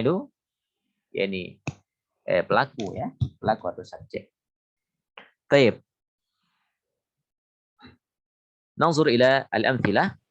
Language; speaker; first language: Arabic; non-native, fluent; Indonesian